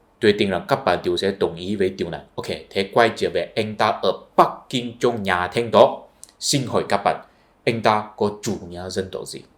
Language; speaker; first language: Vietnamese; non-native, fluent; Chinese